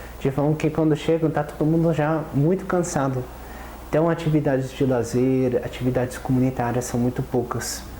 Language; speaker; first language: Portuguese; non-native, fluent; English